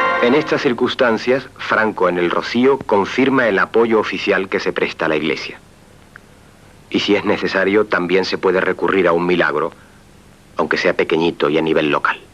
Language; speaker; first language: Spanish; native; Spanish